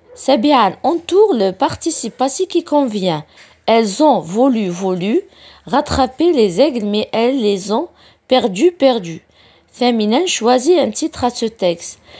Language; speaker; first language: French; non-native, local second language; Arabic